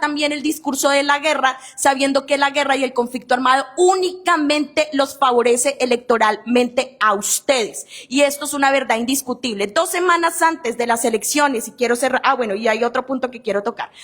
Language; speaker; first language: Spanish; native; Spanish